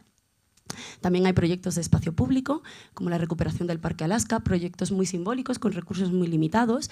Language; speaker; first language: Spanish; native; Spanish